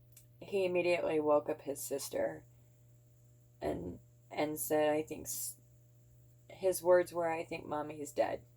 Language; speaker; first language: English; native; English